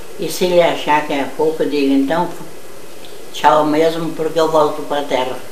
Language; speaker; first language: Portuguese; early bilingual, other home language; German